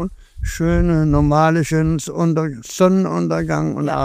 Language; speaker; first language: German; non-native, learner; Danish